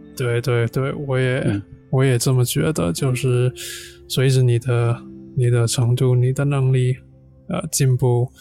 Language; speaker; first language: Chinese; non-native, fluent; English